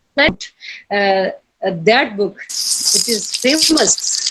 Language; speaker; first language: English; non-native, local second language; Punjabi